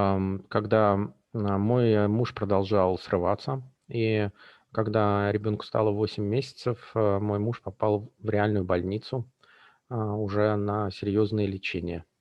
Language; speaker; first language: Russian; native; Russian